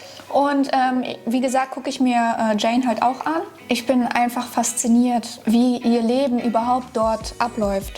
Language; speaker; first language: German; native; German